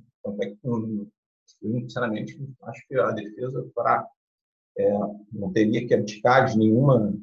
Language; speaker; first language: Portuguese; native; Portuguese